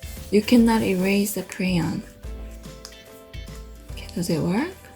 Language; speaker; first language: English; non-native, fluent; Korean